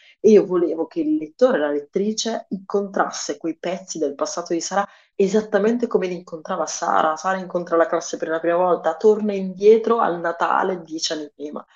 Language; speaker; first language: Italian; early bilingual, other home language; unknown